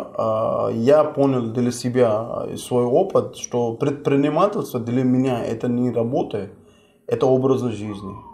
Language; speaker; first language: Russian; non-native, fluent; Hindi